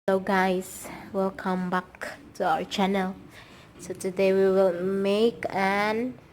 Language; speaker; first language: English; non-native, local second language; Cebuano